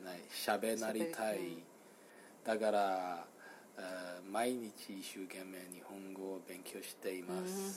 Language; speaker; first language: Japanese; non-native, learner; Chinese